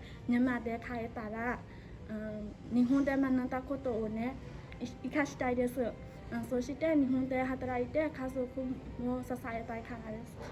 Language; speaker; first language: Japanese; non-native, learner; Burmese